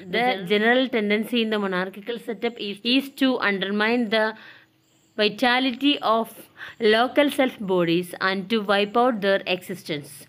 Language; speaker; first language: English; non-native, local second language; Malayalam